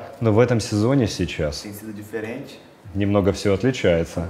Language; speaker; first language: Russian; non-native, fluent; Portuguese